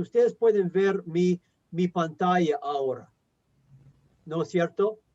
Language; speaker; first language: Spanish; non-native, fluent; English